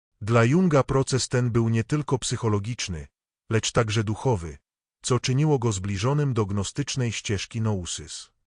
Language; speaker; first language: Polish; native; Polish